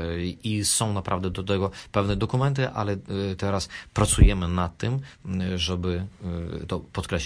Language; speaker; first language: Polish; non-native, fluent; Russian